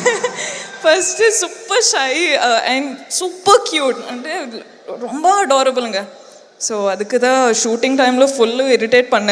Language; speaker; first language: Tamil; non-native, learner; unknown